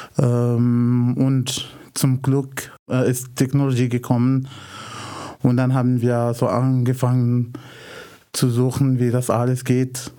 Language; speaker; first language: German; non-native, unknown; Arabic